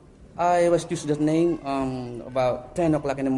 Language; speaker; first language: English; non-native, local second language; Bikol